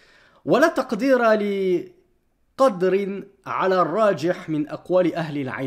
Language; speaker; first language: Arabic; non-native, fluent; French